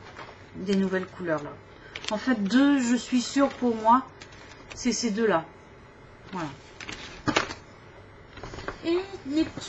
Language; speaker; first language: French; native; French